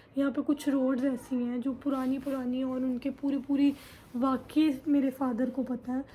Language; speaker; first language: Hindi; early bilingual, heritage; Urdu